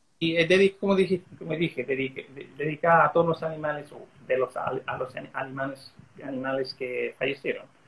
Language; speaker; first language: Spanish; early bilingual, heritage; Spanish